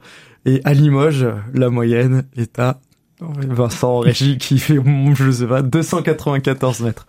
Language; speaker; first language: French; native; French